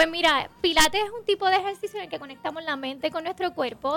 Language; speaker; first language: Spanish; native; Spanish